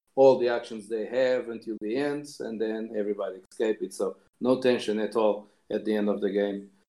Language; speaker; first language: English; non-native, fluent; Portuguese